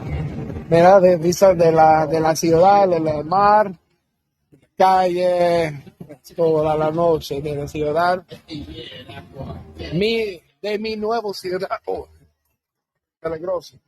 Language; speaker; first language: Spanish; non-native, learner; English